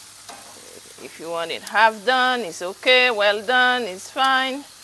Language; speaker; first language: English; non-native, fluent; Haitian Creole